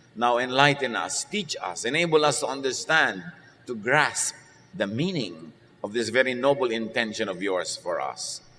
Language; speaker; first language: English; non-native, local second language; Filipino